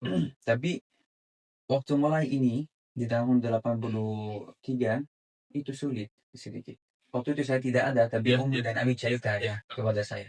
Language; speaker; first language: Indonesian; non-native, fluent; Arabic